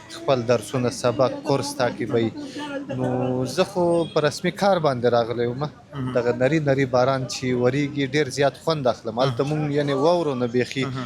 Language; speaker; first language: Pashto; non-native, local second language; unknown